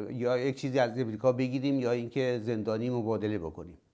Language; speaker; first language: Persian; native; Persian